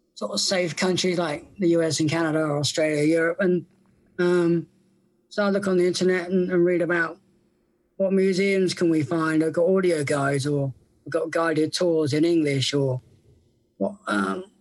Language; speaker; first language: English; native; English